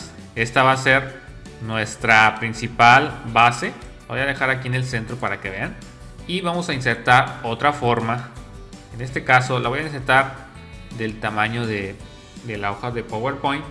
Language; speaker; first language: Spanish; native; Spanish